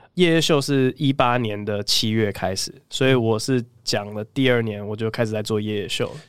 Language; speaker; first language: Chinese; native; Chinese